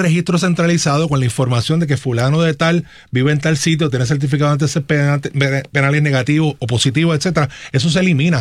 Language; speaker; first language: Spanish; native; Spanish